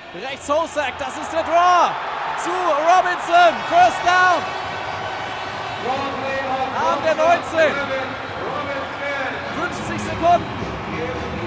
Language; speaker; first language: German; native; German